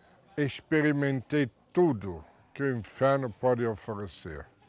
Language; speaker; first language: Portuguese; non-native, fluent; German